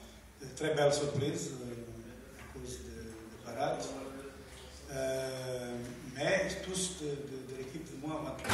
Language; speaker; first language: French; non-native, learner; Portuguese